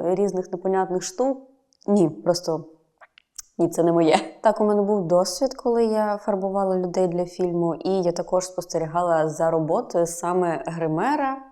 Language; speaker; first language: Ukrainian; native; Ukrainian